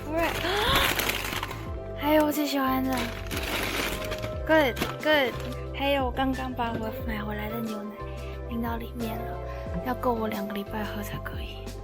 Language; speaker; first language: Chinese; early bilingual, heritage; Chinese